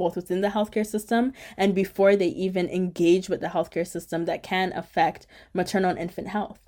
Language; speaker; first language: English; native; English